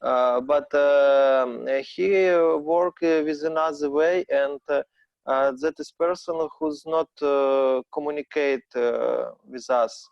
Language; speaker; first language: English; non-native, learner; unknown